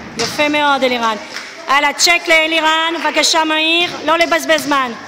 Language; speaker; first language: Hebrew; native; Hebrew